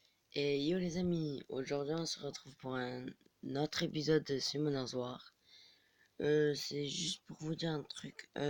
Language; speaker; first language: French; native; French